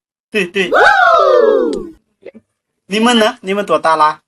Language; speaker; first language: Chinese; non-native, learner; Thai